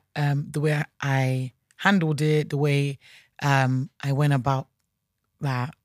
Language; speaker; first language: English; non-native, local second language; Yoruba